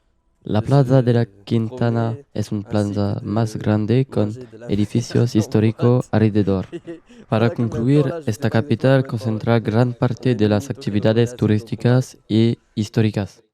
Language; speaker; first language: Spanish; non-native, learner; French